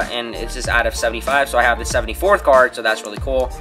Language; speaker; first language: English; native; English